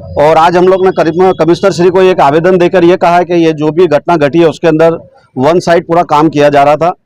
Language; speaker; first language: Hindi; non-native, local second language; Gujarati